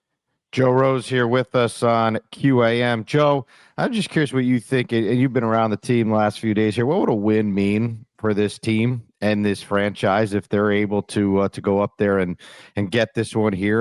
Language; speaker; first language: English; native; English